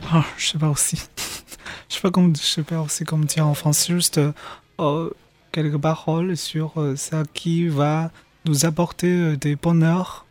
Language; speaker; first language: French; non-native, fluent; Chinese